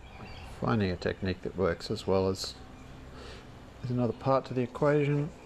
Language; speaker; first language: English; native; English